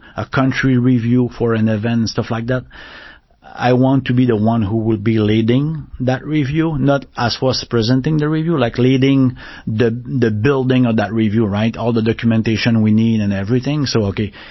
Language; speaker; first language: English; non-native, fluent; French